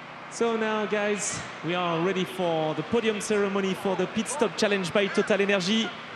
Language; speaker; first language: English; non-native, fluent; French